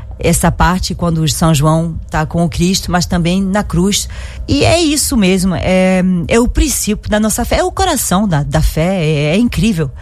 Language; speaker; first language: Portuguese; non-native, fluent; French